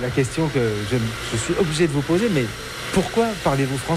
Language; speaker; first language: French; native; French